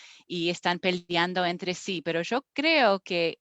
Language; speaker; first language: Spanish; non-native, fluent; English